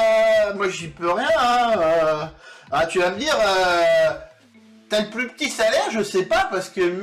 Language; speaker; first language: French; native; French